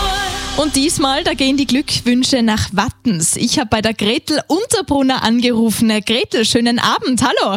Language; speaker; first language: German; native; German